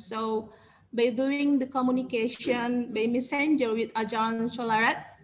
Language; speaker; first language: English; non-native, learner; Indonesian